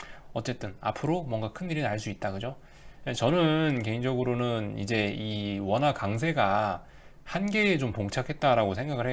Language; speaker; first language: Korean; native; Korean